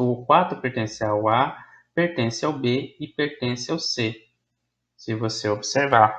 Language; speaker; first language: Portuguese; native; Portuguese